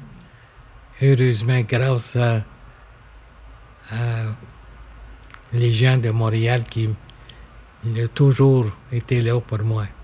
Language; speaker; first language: French; non-native, local second language; English